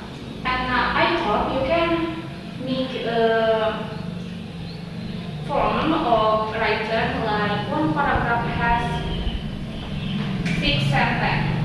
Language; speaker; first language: English; non-native, learner; Indonesian